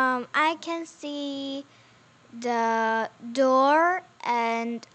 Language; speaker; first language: English; non-native, learner; Korean